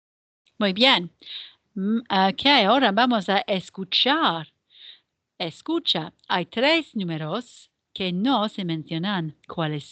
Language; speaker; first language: Spanish; non-native, fluent; English